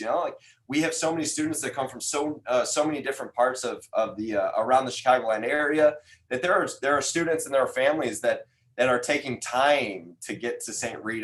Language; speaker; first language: English; native; English